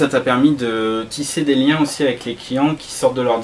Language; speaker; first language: French; native; French